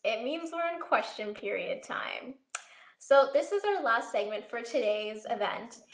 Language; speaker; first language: English; native; English